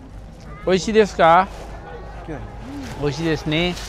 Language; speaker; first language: Japanese; non-native, learner; Nepali